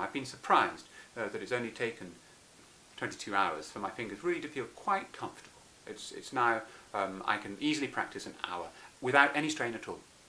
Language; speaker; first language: English; native; English